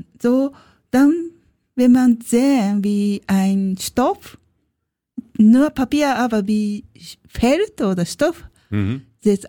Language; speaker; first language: German; non-native, learner; Japanese